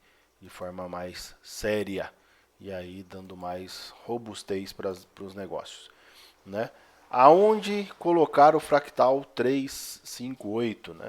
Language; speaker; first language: Portuguese; native; Portuguese